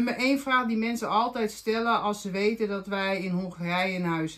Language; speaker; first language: Dutch; native; Dutch